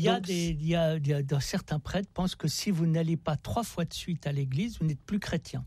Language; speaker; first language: French; native; French